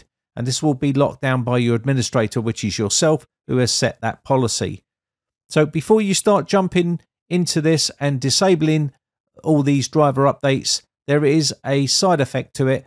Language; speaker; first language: English; native; English